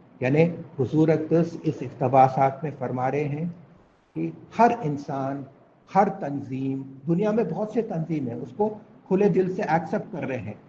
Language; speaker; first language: Urdu; non-native, local second language; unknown